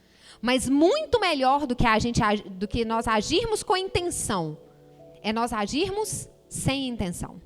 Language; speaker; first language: Portuguese; native; Portuguese